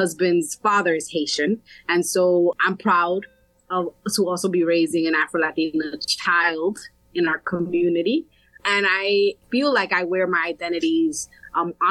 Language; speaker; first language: English; early bilingual, other home language; Spanish